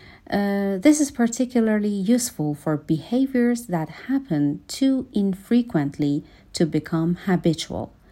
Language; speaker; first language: English; non-native, fluent; Persian